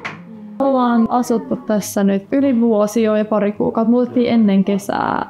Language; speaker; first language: Finnish; native; Finnish